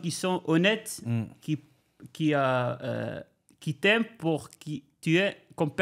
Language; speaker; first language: French; non-native, learner; Albanian